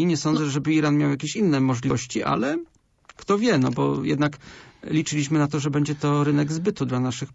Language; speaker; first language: Polish; native; Polish